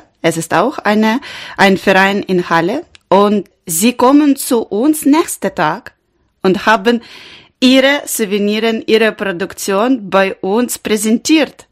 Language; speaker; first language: German; non-native, learner; Ukrainian